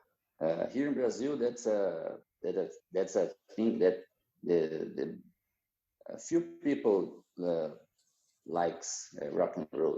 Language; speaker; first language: English; non-native, fluent; Portuguese